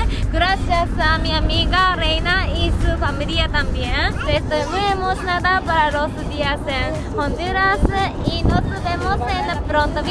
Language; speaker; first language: Spanish; non-native, learner; Japanese